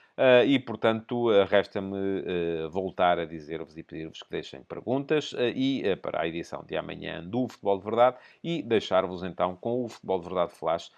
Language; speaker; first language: Portuguese; native; Portuguese